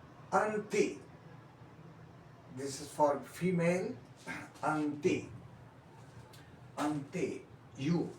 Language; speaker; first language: English; non-native, local second language; Hindi